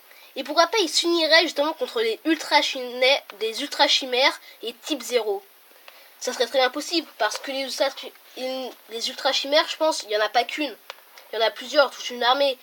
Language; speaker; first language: French; native; French